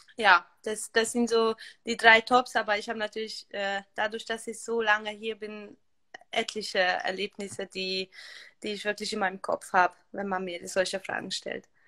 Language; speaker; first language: German; non-native, fluent; Hungarian